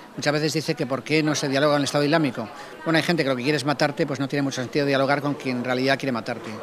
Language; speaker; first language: Spanish; native; Spanish